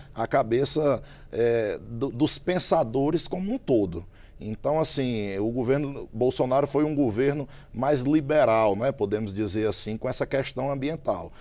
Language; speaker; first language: Portuguese; native; Portuguese